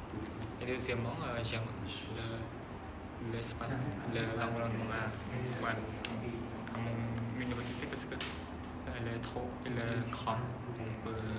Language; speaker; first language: French; non-native, learner; Khmer